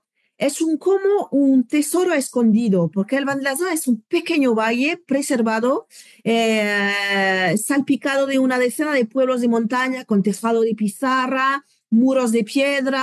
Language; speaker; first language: Spanish; non-native, fluent; French